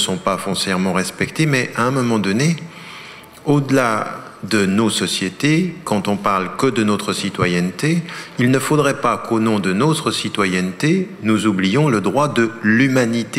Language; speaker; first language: French; early bilingual, other home language; Arabic